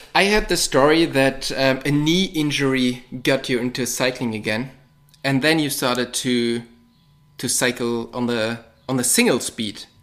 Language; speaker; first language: English; non-native, fluent; German